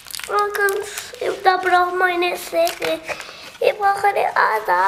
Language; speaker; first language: German; early bilingual, other home language; Persian